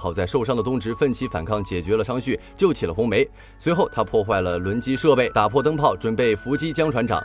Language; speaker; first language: Chinese; native; Chinese